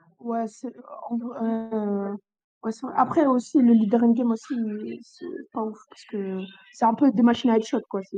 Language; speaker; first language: French; early bilingual, other home language; Albanian